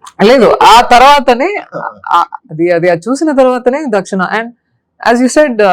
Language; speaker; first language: Telugu; non-native, learner; Tamil